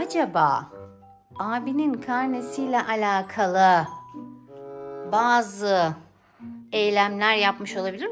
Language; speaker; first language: Turkish; native; Turkish